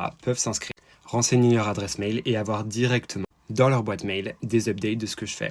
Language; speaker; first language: French; native; French